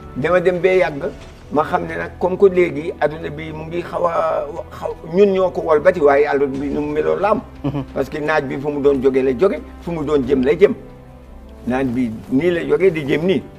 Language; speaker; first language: Wolof; non-native, local second language; Fula